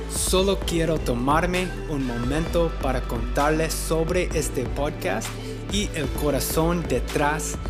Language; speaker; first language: Spanish; non-native, fluent; English